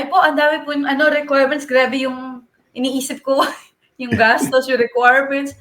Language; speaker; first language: Filipino; native; Filipino